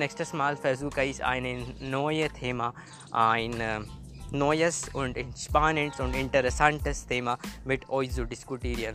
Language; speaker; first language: German; non-native, learner; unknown